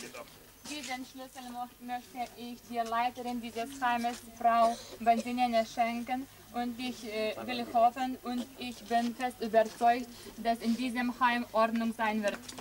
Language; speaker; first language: German; non-native, fluent; Lithuanian